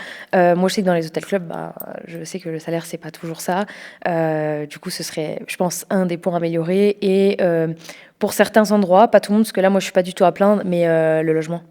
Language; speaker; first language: French; native; French